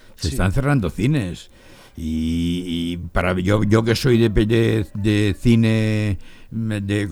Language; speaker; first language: Spanish; native; Spanish